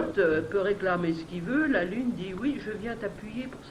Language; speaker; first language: French; native; French